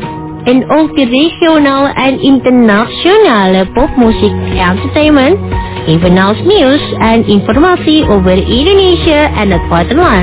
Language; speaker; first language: Dutch; non-native, fluent; Indonesian